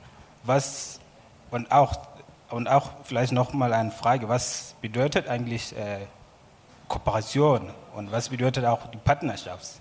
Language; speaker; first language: German; non-native, learner; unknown